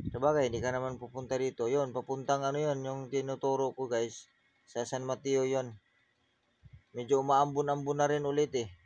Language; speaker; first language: Filipino; native; Filipino